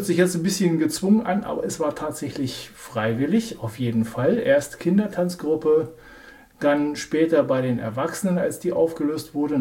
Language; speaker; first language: German; native; German